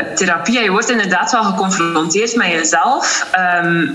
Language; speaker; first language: Dutch; native; Dutch